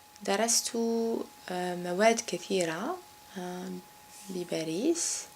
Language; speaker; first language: Arabic; non-native, local second language; Kabyle